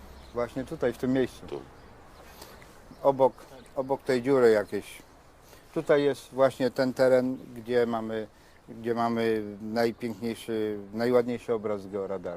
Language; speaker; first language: Polish; native; Polish